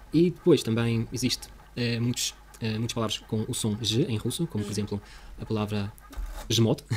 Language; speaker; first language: Portuguese; non-native, fluent; Russian